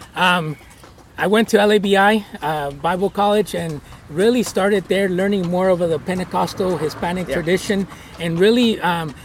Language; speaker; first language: English; early bilingual, other home language; Spanish